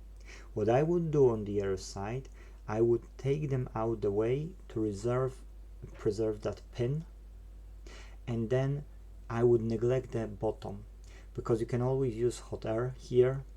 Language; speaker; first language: English; non-native, fluent; Polish